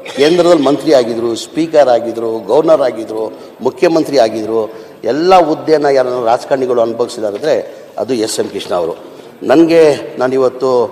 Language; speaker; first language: Kannada; non-native, local second language; Urdu